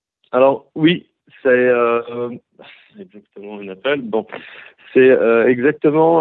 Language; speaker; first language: French; early bilingual, heritage; Hebrew